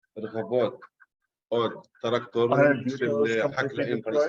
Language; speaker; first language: Hebrew; non-native, local second language; Arabic